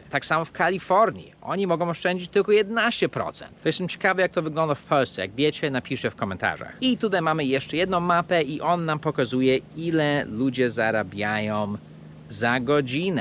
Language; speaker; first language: Polish; non-native, fluent; English